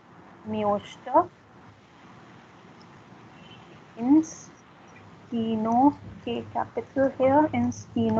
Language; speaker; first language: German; non-native, fluent; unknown